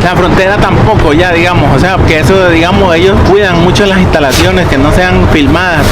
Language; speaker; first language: Spanish; native; Spanish